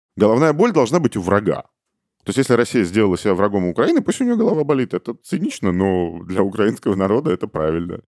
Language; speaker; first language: Russian; native; Russian